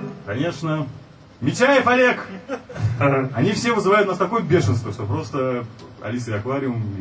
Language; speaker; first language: Russian; native; Russian